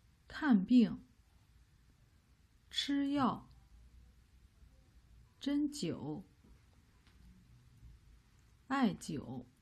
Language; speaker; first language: Chinese; native; Chinese